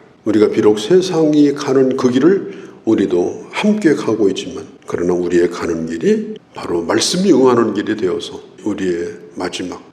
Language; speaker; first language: Korean; native; Korean